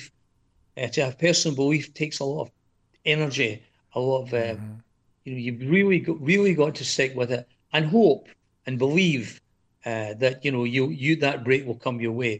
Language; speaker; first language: English; native; English